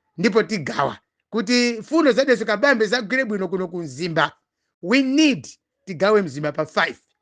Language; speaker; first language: Nyanja; non-native, local second language; Tumbuka